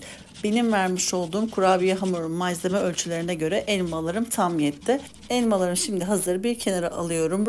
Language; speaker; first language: Turkish; native; Turkish